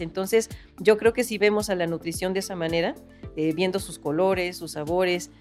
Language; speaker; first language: Spanish; native; Spanish